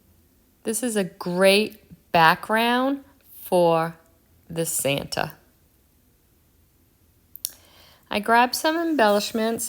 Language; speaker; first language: English; native; English